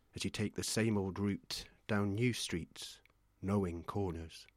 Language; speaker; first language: English; native; English